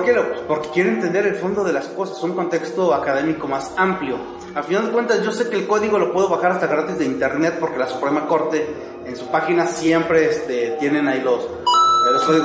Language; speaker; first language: Spanish; native; Spanish